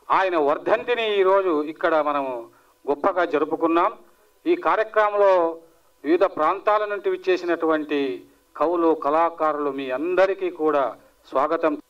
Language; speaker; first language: Telugu; native; Telugu